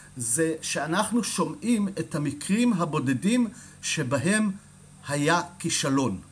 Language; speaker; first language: Hebrew; native; Hebrew